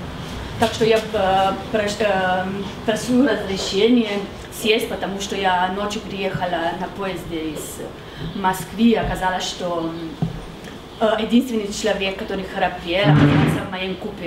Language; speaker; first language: Russian; non-native, fluent; Slovenian